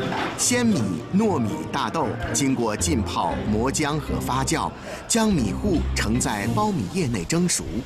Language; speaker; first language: Chinese; native; Chinese